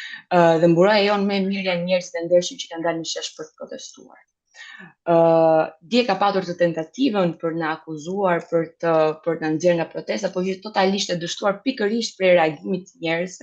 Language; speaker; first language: Albanian; native; Albanian